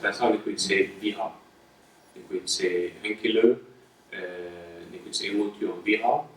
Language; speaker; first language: Finnish; non-native, fluent; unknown